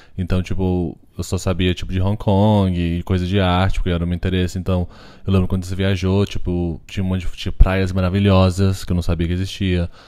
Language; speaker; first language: Portuguese; early bilingual, heritage; Portuguese